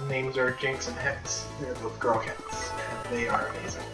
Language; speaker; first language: English; native; English